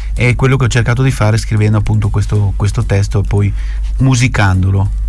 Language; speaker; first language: Italian; native; Italian